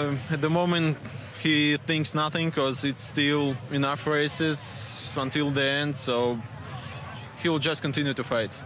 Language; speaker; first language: English; non-native, fluent; Russian